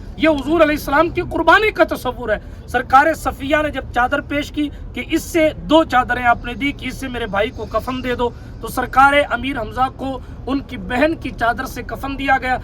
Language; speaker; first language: Urdu; native; Urdu